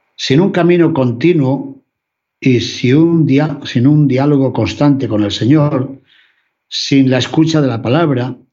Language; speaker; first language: Spanish; native; Spanish